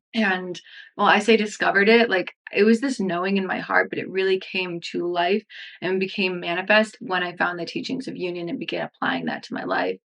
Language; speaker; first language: English; native; English